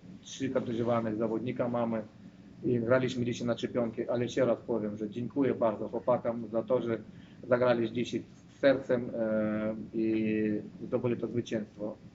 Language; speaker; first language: Polish; non-native, learner; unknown